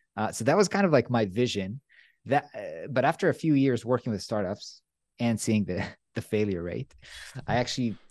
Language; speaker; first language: English; non-native, fluent; Hebrew